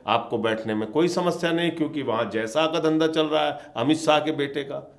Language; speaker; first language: Hindi; native; Hindi